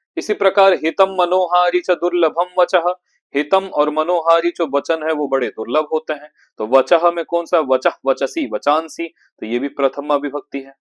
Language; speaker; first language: Hindi; native; Hindi